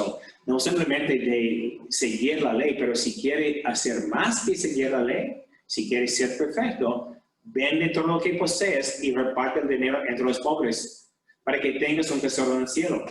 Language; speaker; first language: Spanish; non-native, fluent; English